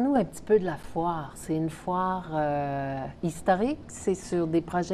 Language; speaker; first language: French; native; French